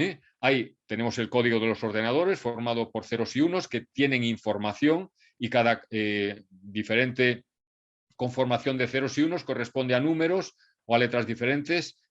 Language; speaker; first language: Spanish; native; Spanish